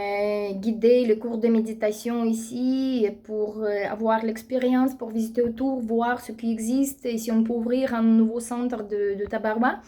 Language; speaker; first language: French; non-native, fluent; Russian